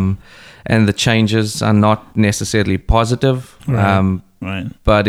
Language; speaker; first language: English; native; English